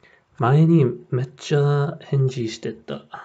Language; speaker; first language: Japanese; non-native, learner; English